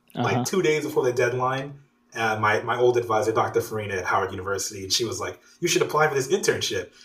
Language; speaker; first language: English; native; English